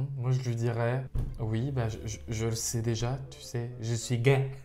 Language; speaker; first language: French; native; French